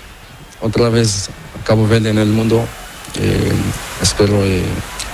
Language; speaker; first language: Spanish; non-native, learner; Portuguese